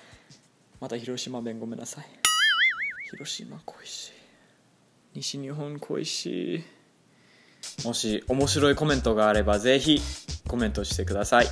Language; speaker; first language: Japanese; non-native, fluent; English